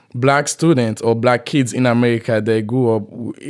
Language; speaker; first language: English; non-native, fluent; Haitian Creole